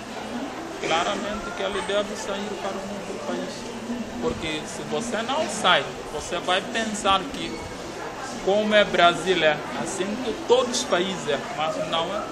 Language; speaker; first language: Portuguese; non-native, local second language; Upper Guinea Crioulo